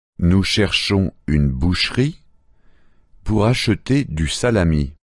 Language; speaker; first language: French; native; French